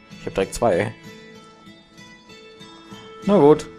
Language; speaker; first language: German; native; German